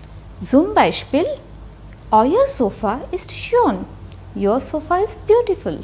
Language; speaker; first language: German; non-native, fluent; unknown